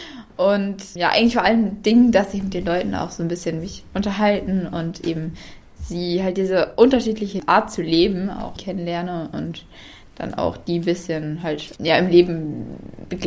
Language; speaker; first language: German; native; German